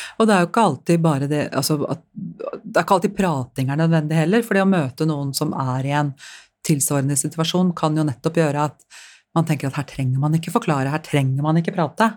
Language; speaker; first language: Norwegian; native; Norwegian